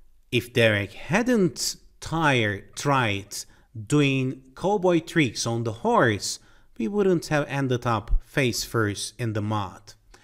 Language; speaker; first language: English; non-native, fluent; Turkish